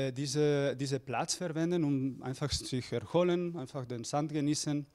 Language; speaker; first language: German; non-native, fluent; Spanish